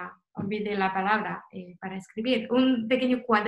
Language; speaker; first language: Spanish; non-native, fluent; French